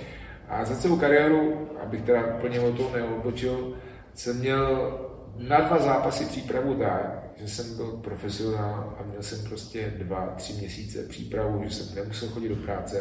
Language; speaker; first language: Czech; native; Czech